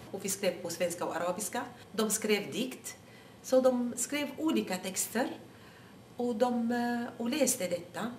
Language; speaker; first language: Swedish; non-native, fluent; Arabic